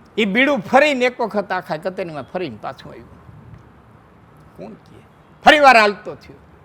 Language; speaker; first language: Gujarati; native; Gujarati